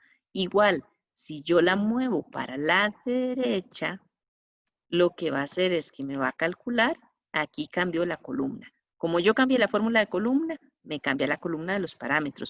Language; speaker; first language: Spanish; native; Spanish